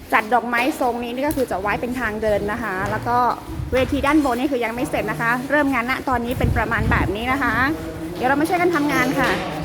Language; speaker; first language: Thai; non-native, local second language; Karen languages